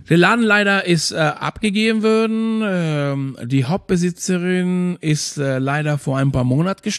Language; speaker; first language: German; non-native, fluent; Spanish